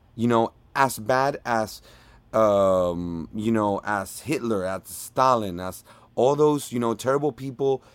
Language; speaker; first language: English; non-native, fluent; Spanish